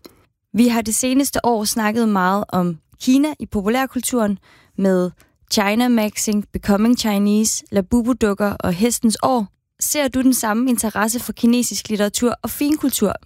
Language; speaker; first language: Danish; native; Danish